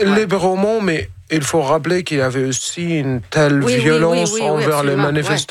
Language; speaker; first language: French; non-native, fluent; Arabic